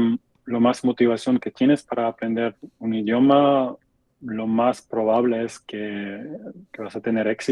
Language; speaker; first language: Spanish; non-native, fluent; German